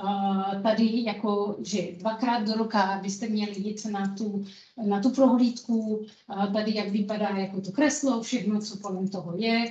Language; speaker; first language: Czech; non-native, fluent; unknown